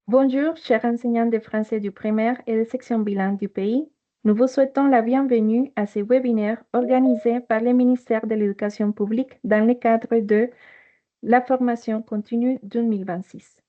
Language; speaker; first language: French; non-native, fluent; Spanish